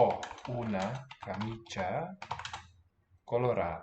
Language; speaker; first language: Italian; non-native, learner; English